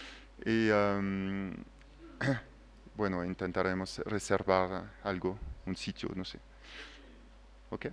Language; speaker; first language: Spanish; non-native, fluent; French